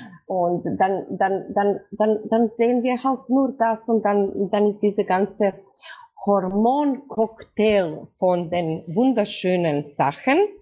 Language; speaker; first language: German; non-native, fluent; Croatian